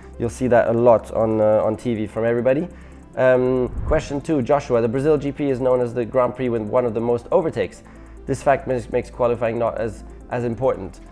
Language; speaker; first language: English; non-native, fluent; German